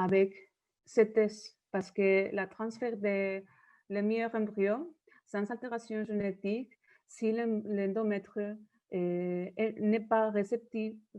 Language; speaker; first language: French; non-native, learner; Spanish